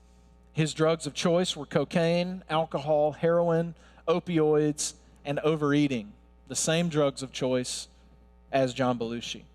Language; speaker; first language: English; native; English